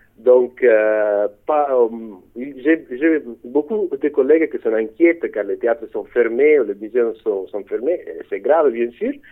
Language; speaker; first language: French; non-native, fluent; Italian